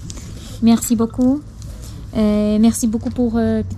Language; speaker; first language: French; non-native, learner; Ukrainian